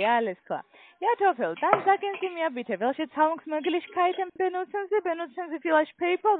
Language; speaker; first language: German; non-native, learner; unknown